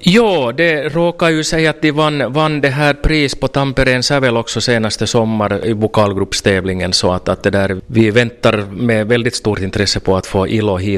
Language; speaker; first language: Swedish; native; Swedish